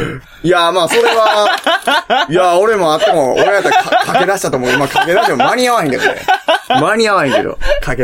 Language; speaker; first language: Japanese; native; Japanese